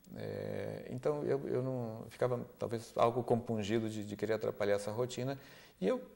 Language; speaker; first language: Portuguese; early bilingual, other home language; Spanish